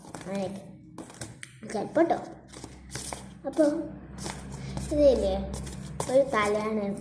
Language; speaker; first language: Malayalam; native; Malayalam